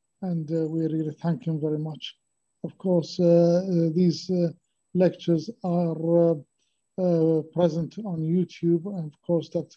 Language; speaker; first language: English; non-native, fluent; Arabic